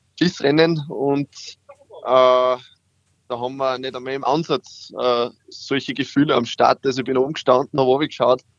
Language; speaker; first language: German; native; German